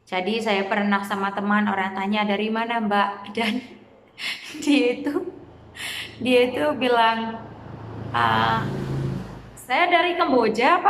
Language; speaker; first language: Indonesian; non-native, fluent; Khmer